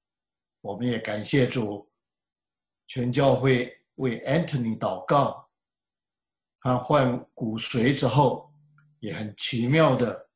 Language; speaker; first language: Chinese; native; Chinese